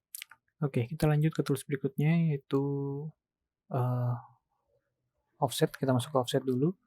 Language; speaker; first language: Indonesian; native; Indonesian